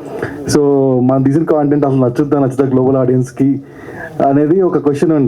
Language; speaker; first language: Telugu; native; Telugu